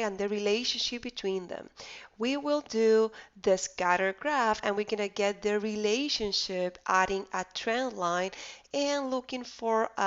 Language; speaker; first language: English; non-native, fluent; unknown